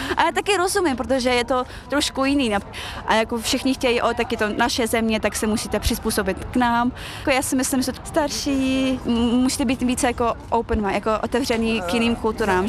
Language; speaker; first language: Czech; early bilingual, other home language; Chechen